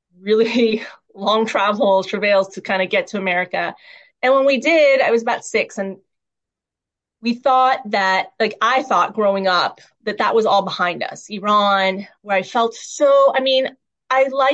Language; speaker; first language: English; early bilingual, other home language; Persian